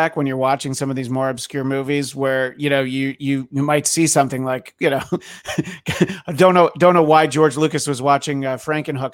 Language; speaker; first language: English; native; English